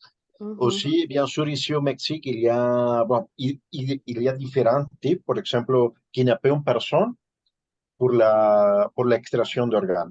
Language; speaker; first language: French; non-native, learner; Spanish